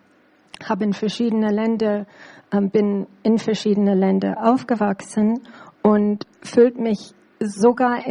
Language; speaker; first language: German; non-native, learner; English